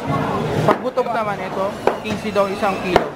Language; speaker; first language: Filipino; native; Filipino